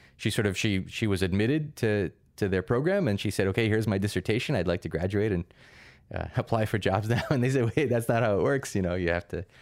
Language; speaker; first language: English; early bilingual, other home language; Russian